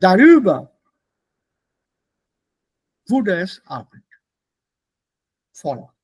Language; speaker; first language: German; non-native, fluent; Hindi